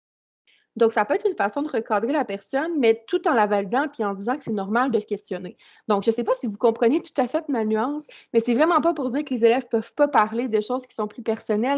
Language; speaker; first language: French; native; French